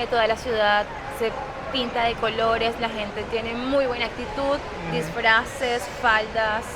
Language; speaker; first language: Spanish; native; Spanish